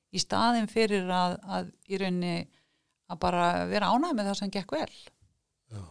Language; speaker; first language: Icelandic; native; Icelandic